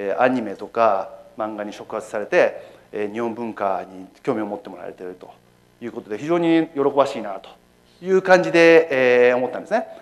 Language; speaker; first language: Japanese; native; Japanese